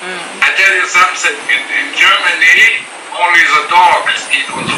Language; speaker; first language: English; non-native, fluent; German